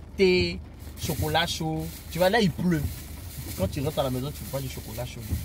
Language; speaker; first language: French; native; French